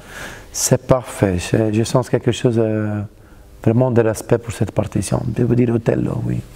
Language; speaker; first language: French; non-native, fluent; Italian